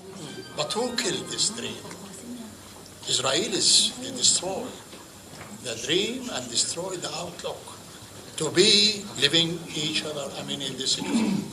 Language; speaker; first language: English; non-native, fluent; Arabic